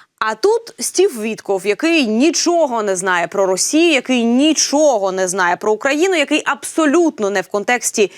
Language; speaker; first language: Ukrainian; native; Ukrainian